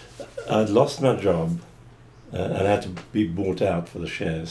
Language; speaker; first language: English; native; English